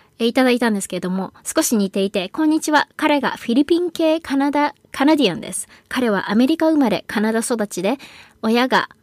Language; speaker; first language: Japanese; native; Japanese